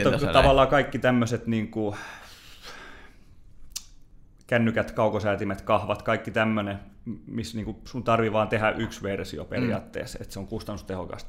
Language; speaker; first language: Finnish; native; Finnish